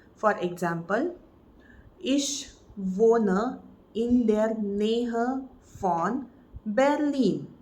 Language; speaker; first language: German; non-native, fluent; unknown